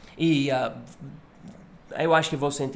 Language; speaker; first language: Portuguese; non-native, fluent; English